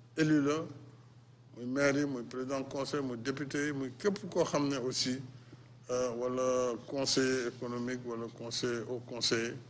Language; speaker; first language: Wolof; non-native, local second language; Fula